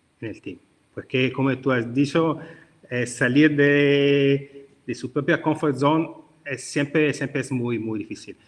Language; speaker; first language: Spanish; non-native, learner; Italian